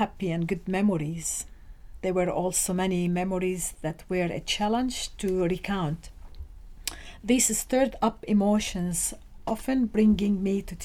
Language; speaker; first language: English; non-native, fluent; Arabic